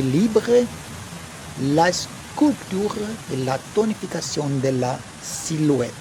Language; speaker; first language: French; non-native, learner; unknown